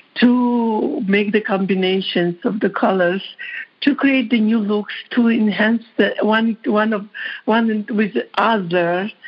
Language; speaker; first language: English; non-native, fluent; Georgian